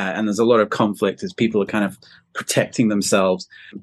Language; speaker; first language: English; native; English